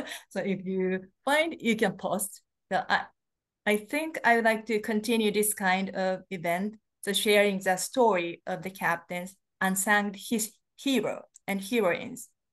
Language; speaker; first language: English; non-native, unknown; Japanese